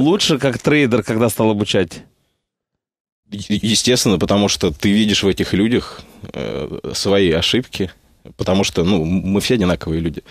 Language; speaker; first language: Russian; native; Russian